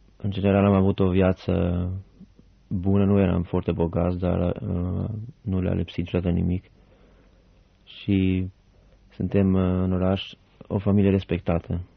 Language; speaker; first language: Romanian; non-native, fluent; Albanian